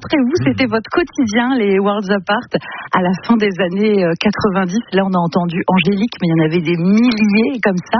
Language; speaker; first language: French; native; French